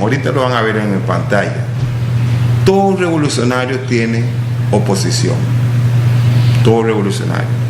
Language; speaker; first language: Spanish; non-native, local second language; English